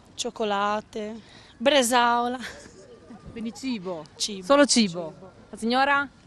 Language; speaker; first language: Italian; native; Italian